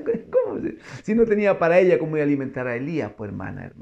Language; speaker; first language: Spanish; native; Spanish